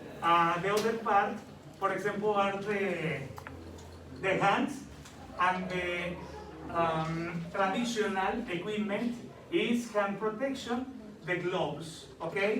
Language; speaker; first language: English; non-native, learner; Spanish